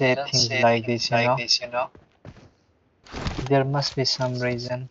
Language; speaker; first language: English; non-native, learner; Nepali